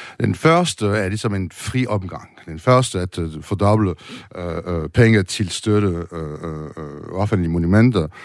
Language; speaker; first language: Danish; non-native, learner; French